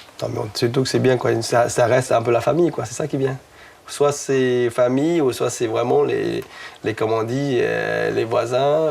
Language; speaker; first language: French; non-native, fluent; Chinese